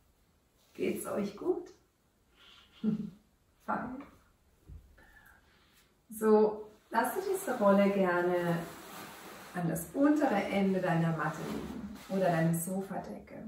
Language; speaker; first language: German; native; German